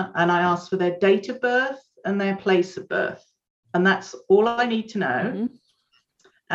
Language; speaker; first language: English; native; English